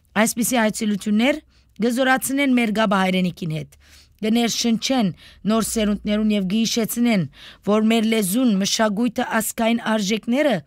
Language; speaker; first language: Armenian; early bilingual, heritage; Armenian